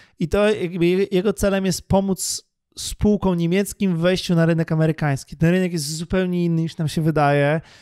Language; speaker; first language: Polish; native; Polish